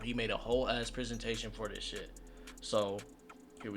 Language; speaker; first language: English; native; English